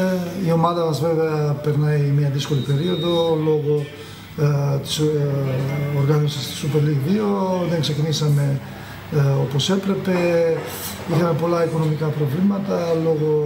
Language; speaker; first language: Greek; non-native, fluent; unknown